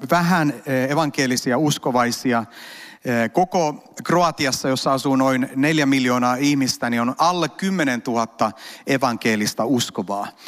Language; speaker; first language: Finnish; early bilingual, heritage; Finnish